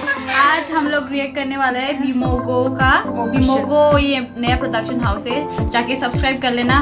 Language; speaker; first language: Hindi; non-native, local second language; Bodo